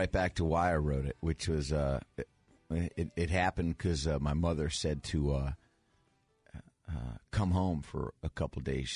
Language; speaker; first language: English; native; English